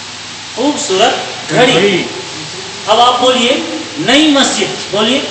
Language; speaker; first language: Hindi; native; Hindi